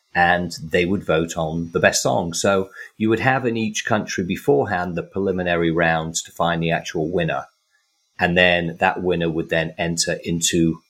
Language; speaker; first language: English; native; English